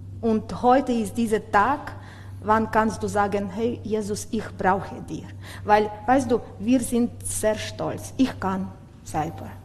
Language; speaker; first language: German; non-native, learner; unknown